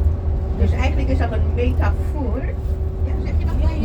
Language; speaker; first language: Dutch; non-native, fluent; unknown